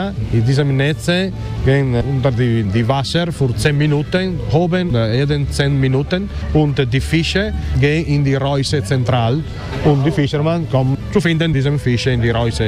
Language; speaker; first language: German; non-native, learner; Italian